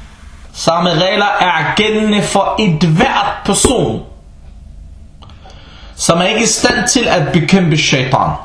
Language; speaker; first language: Danish; non-native, fluent; Arabic